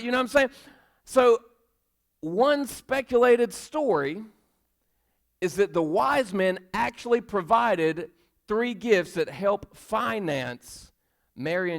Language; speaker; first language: English; native; English